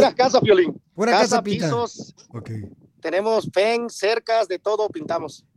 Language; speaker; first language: Spanish; native; Spanish